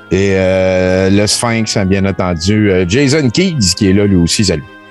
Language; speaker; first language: French; native; French